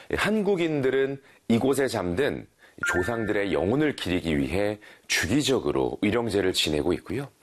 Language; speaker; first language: Korean; native; Korean